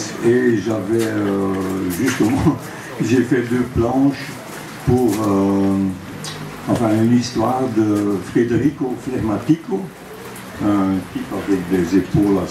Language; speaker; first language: French; non-native, local second language; Dutch